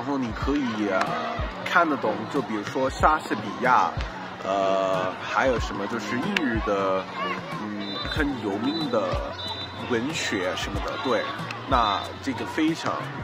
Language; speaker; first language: Chinese; non-native, fluent; English